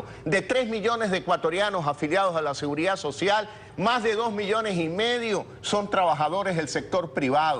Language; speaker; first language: Spanish; native; Spanish